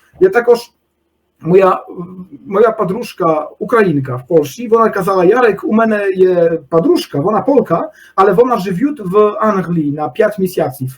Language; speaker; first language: Polish; non-native, learner; Ukrainian